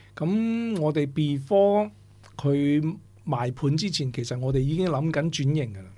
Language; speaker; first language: Cantonese; native; Cantonese